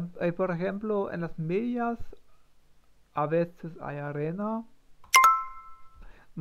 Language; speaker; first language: Spanish; non-native, learner; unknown